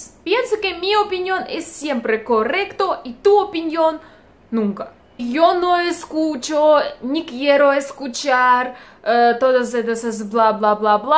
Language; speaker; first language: Spanish; non-native, learner; Russian